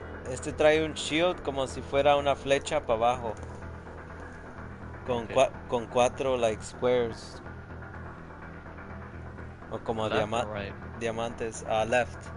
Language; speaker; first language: Spanish; early bilingual, other home language; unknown